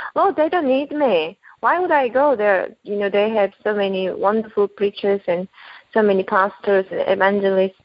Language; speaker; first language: English; non-native, fluent; Korean